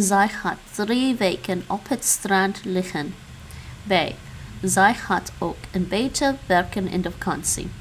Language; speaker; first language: Dutch; non-native, learner; English